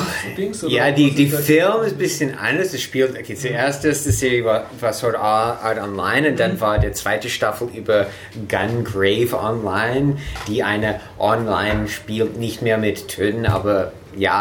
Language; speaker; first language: German; non-native, fluent; English